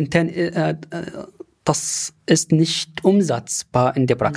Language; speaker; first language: German; non-native, fluent; Arabic